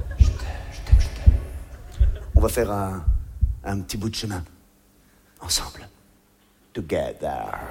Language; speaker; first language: French; native; French